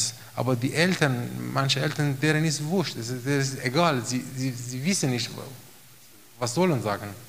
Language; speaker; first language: German; non-native, fluent; Romanian